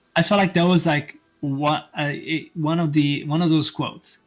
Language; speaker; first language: English; non-native, fluent; Italian